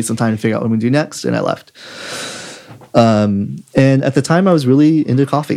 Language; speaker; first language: English; native; English